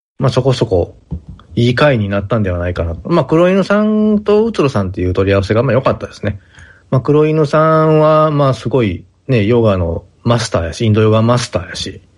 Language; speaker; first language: Japanese; native; Japanese